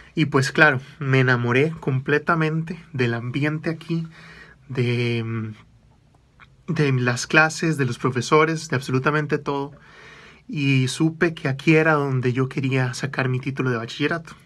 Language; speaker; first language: Spanish; native; Spanish